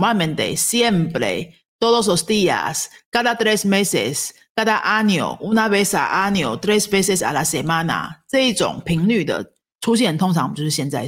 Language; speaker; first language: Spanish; non-native, fluent; Chinese